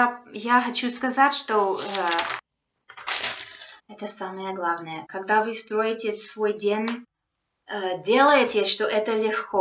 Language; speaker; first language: Russian; non-native, fluent; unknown